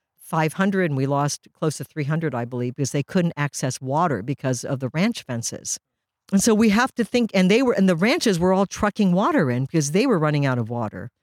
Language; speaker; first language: English; early bilingual, other home language; Japanese